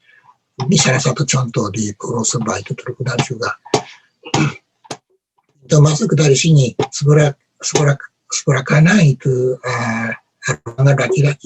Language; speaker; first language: Indonesian; non-native, learner; Japanese